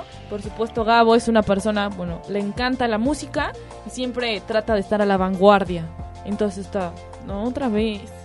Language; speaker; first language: Spanish; native; Spanish